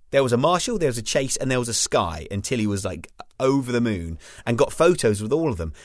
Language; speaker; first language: English; native; English